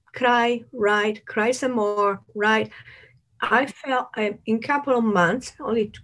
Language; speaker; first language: English; non-native, fluent; Italian